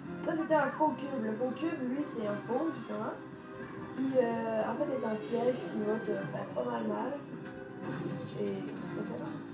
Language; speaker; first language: French; native; French